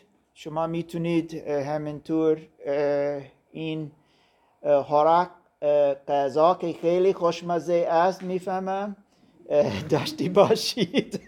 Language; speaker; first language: Persian; non-native, fluent; German